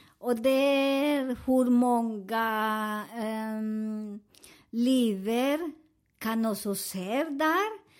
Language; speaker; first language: Swedish; non-native, learner; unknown